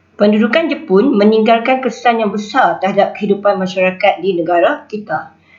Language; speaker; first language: Malay; native; Malay